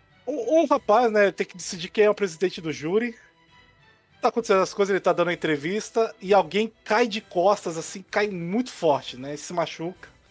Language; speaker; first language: Portuguese; native; Portuguese